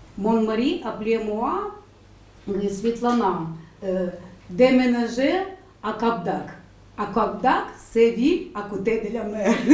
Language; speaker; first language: French; non-native, learner; Russian